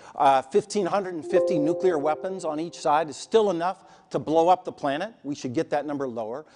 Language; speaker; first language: English; native; English